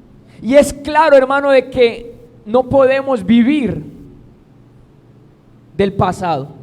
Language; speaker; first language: Spanish; native; Spanish